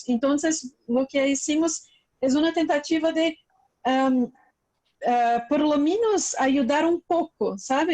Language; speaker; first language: Spanish; non-native, learner; Portuguese